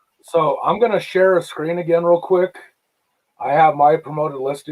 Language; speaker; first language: English; native; English